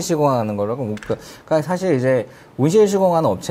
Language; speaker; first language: Korean; native; Korean